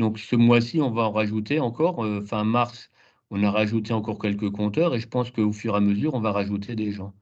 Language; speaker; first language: French; native; French